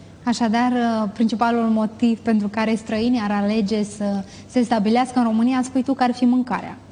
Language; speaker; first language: Romanian; native; Romanian